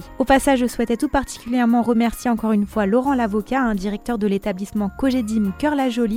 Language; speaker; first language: French; native; French